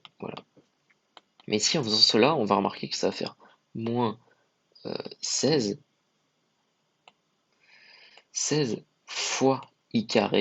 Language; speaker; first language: French; native; French